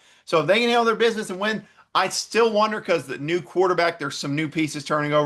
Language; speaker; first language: English; native; English